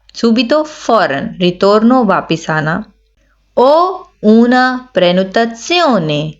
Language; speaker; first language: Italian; non-native, learner; Urdu